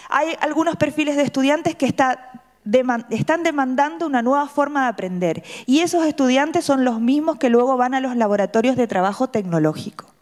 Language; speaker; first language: Spanish; native; Spanish